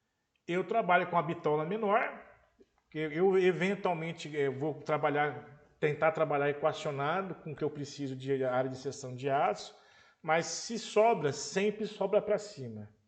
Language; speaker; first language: Portuguese; native; Portuguese